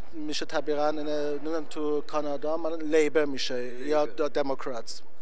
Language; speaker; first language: Persian; early bilingual, heritage; Persian